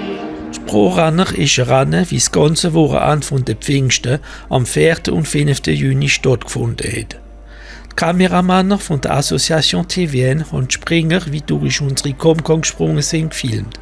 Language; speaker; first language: German; non-native, local second language; French